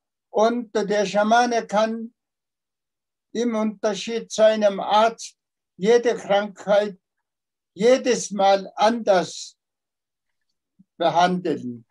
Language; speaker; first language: German; non-native, fluent; Tuvinian